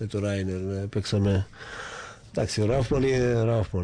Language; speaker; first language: Greek; non-native, fluent; Slovak